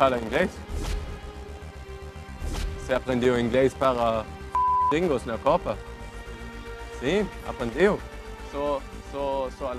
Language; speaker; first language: Portuguese; non-native, learner; German